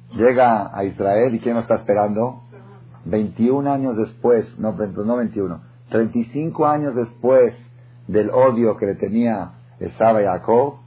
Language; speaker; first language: Spanish; non-native, fluent; Hebrew